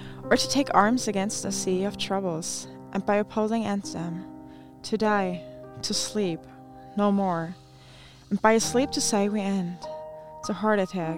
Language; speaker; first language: English; non-native, fluent; German